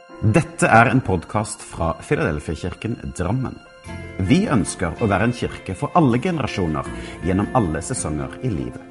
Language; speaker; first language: Norwegian; native; Norwegian